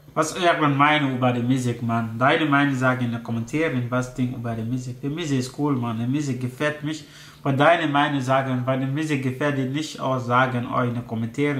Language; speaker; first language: German; non-native, learner; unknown